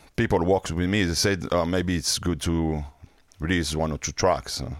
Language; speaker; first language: English; non-native, fluent; French